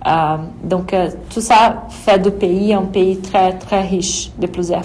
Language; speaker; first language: French; non-native, fluent; Portuguese